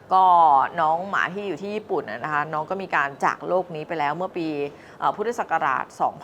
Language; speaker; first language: Thai; native; Thai